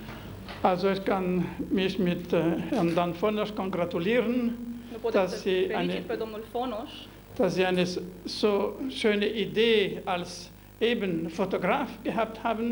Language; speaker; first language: German; non-native, local second language; French